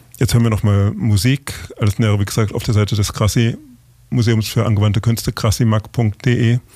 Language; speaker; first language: German; native; German